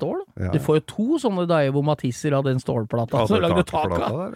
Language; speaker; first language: Norwegian; native; Norwegian